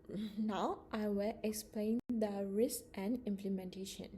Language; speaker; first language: English; non-native, learner; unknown